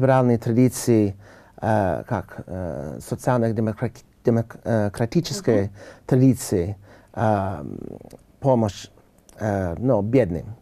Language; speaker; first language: Russian; non-native, learner; English